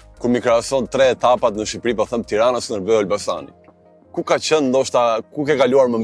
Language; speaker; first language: Albanian; native; Albanian